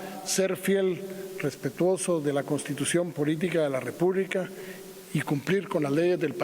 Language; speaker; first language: Spanish; native; Spanish